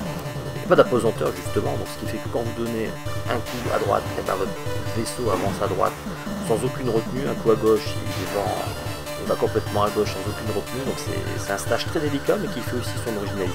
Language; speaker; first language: French; native; French